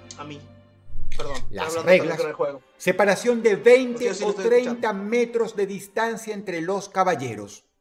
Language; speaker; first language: Spanish; native; Spanish